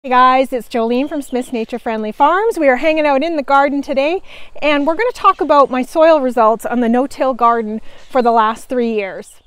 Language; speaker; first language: English; native; English